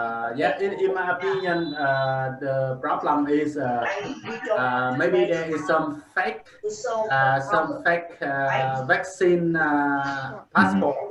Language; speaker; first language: English; non-native, learner; Vietnamese